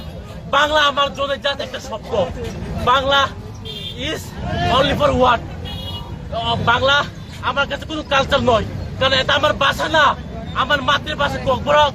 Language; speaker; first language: Bangla; non-native, local second language; Kok Borok